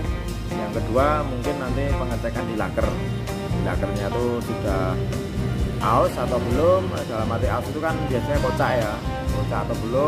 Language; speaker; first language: Indonesian; non-native, local second language; Javanese